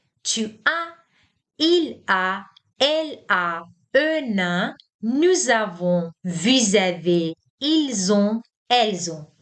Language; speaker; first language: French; non-native, fluent; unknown